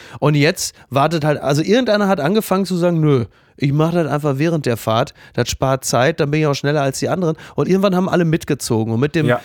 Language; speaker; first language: German; native; German